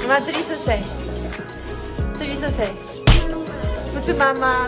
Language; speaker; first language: Chinese; non-native, fluent; French